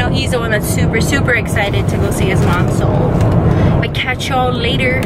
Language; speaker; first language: English; native; English